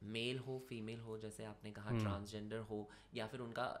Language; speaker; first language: Hindi; non-native, local second language; Marathi